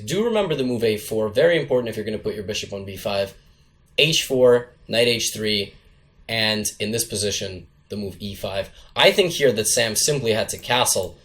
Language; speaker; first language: English; native; English